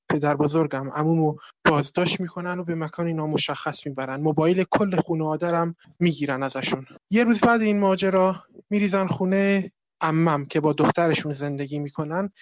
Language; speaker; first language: Persian; non-native, local second language; Kurdish